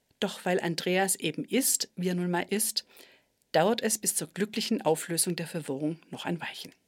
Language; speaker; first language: German; native; German